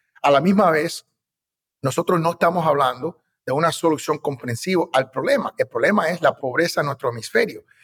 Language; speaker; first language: Spanish; early bilingual, heritage; Spanish